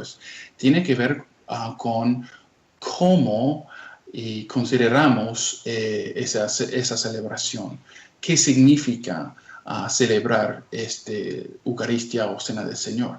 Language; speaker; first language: Spanish; non-native, fluent; English